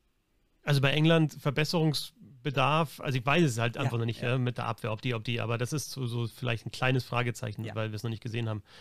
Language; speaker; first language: German; native; German